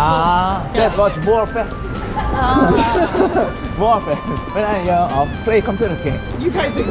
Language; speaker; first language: English; non-native, learner; Korean